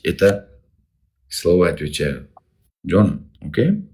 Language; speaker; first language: Russian; non-native, local second language; Uzbek